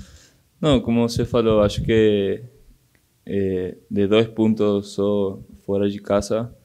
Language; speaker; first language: Portuguese; non-native, local second language; Spanish